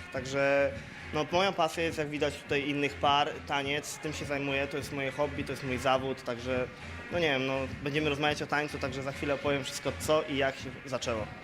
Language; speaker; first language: Polish; native; Polish